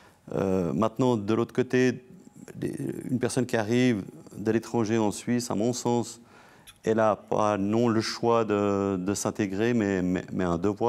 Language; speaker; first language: French; early bilingual, other home language; Albanian